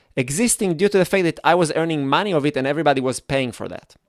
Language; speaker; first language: English; non-native, fluent; Hebrew